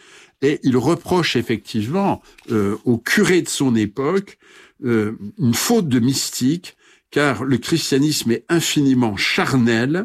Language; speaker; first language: French; native; French